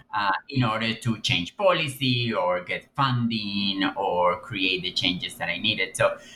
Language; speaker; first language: English; non-native, fluent; Spanish